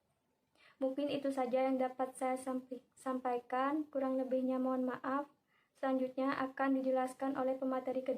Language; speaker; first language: Indonesian; native; Indonesian